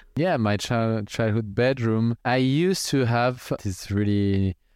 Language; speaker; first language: English; non-native, fluent; French